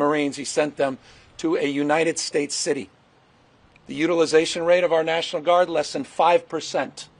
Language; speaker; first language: English; native; English